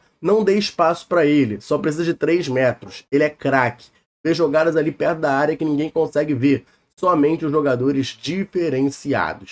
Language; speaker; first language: Portuguese; native; Portuguese